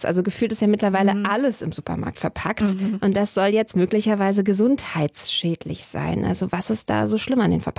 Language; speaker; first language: German; native; German